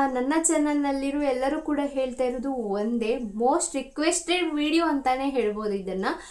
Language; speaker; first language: Kannada; non-native, local second language; Tulu